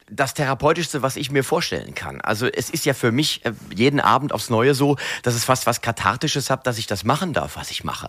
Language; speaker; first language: German; native; German